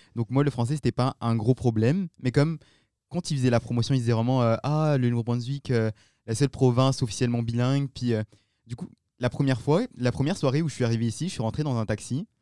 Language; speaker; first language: French; non-native, local second language; Malagasy